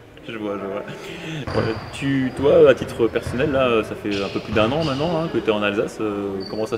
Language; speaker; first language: French; native; French